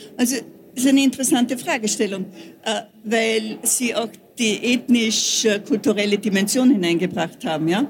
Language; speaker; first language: German; native; German